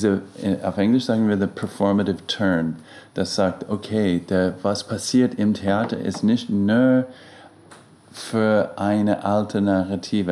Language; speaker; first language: German; non-native, learner; English